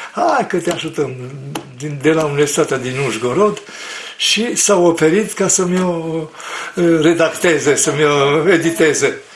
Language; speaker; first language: Romanian; non-native, local second language; Ukrainian